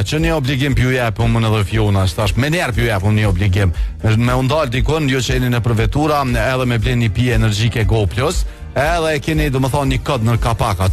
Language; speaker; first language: Albanian; native; Albanian